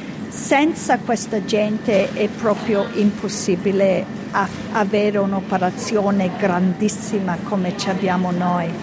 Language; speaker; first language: Italian; early bilingual, heritage; Italian